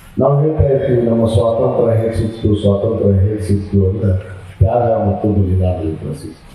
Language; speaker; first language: Kannada; native; Kannada